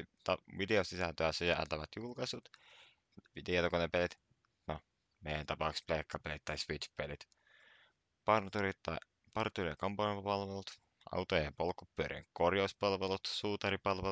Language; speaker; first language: Finnish; native; Finnish